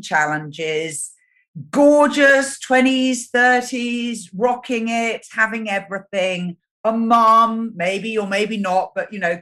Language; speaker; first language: English; native; English